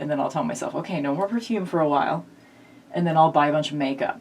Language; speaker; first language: English; native; English